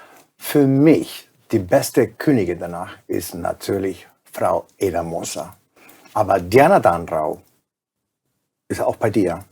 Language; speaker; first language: German; non-native, fluent; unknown